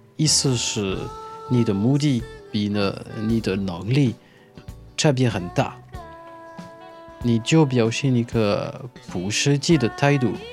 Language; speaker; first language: Chinese; non-native, fluent; French